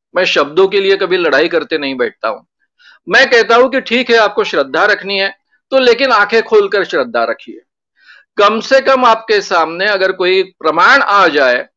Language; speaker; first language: Hindi; non-native, local second language; Marathi